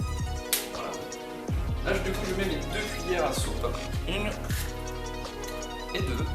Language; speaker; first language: French; native; French